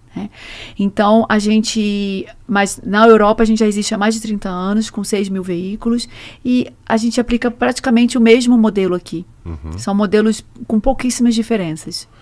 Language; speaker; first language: Portuguese; native; Portuguese